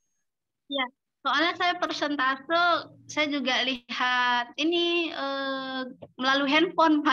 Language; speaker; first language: Indonesian; native; Indonesian